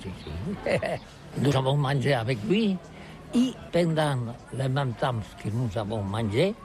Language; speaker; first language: French; non-native, learner; Catalan